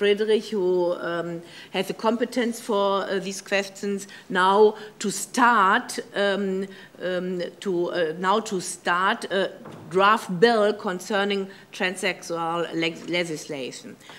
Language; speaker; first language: English; non-native, learner; German